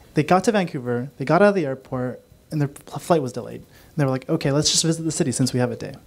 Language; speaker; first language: English; native; English